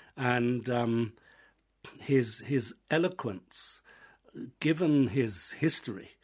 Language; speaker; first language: English; native; English